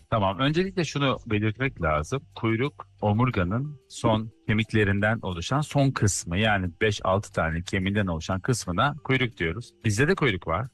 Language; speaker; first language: Turkish; native; Turkish